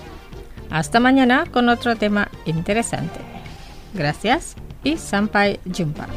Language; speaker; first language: Spanish; non-native, fluent; Indonesian